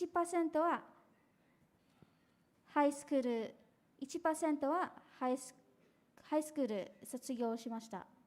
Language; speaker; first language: Japanese; non-native, fluent; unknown